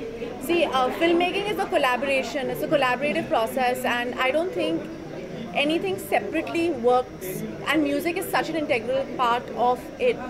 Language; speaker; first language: English; non-native, local second language; Hindi